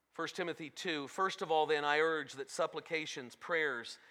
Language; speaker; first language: English; native; English